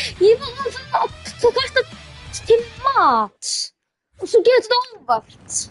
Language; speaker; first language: Icelandic; early bilingual, heritage; Icelandic